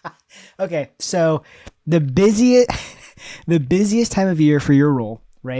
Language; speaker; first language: English; native; English